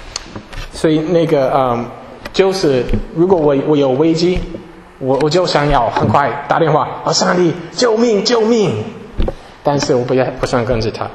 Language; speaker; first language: Chinese; non-native, fluent; English